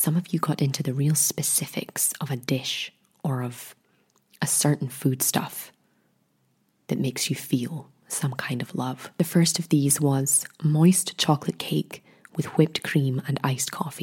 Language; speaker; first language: English; native; English